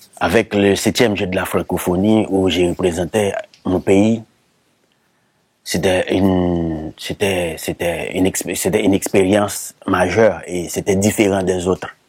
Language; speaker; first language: French; non-native, local second language; Haitian Creole